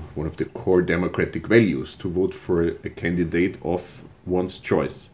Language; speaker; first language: English; non-native, fluent; German